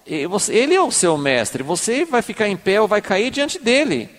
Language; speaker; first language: Portuguese; native; Portuguese